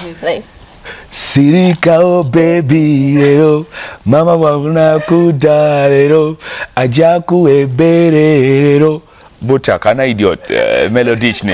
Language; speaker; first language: Russian; non-native, learner; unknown